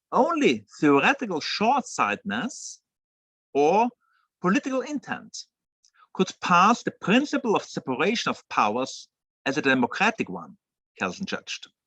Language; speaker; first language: English; non-native, fluent; German